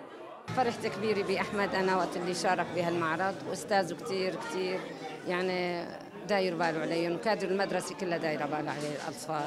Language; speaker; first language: Arabic; native; Arabic